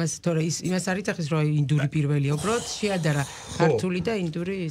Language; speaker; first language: Georgian; native; Georgian